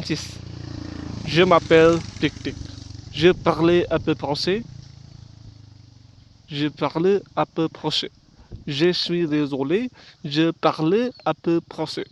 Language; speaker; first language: French; non-native, learner; Sundanese